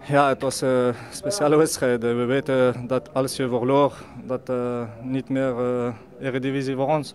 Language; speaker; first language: Dutch; non-native, learner; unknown